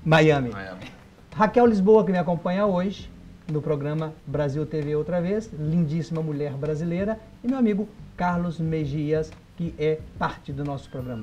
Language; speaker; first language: Portuguese; native; Portuguese